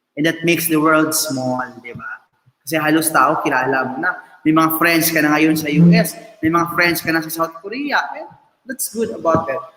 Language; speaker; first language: Filipino; non-native, local second language; Hiligaynon